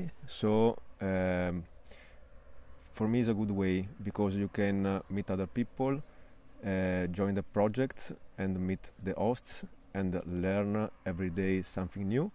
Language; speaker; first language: English; non-native, fluent; Italian